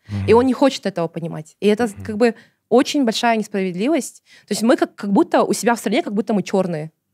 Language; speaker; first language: Russian; non-native, local second language; Kazakh